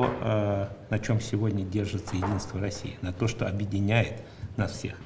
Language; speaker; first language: Russian; native; Russian